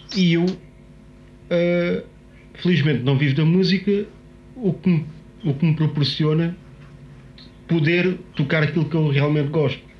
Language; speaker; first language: Portuguese; native; Portuguese